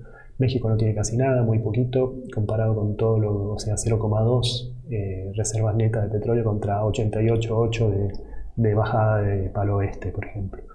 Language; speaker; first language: Spanish; native; Spanish